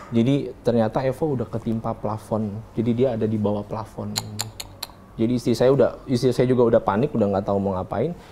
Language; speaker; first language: Indonesian; native; Indonesian